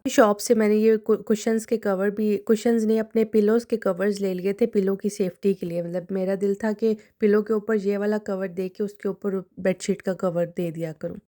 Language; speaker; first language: Urdu; non-native, local second language; Punjabi